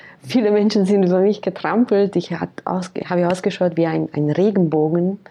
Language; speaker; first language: German; non-native, fluent; Hungarian